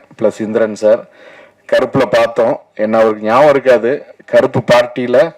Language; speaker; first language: Tamil; native; Tamil